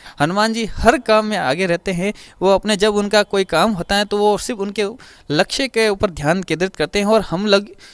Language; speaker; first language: Hindi; native; Hindi